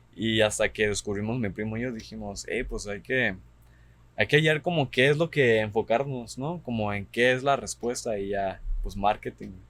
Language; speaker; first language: Spanish; early bilingual, heritage; Spanish